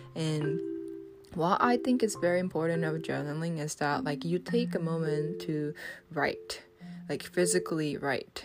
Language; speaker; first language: English; non-native, fluent; Japanese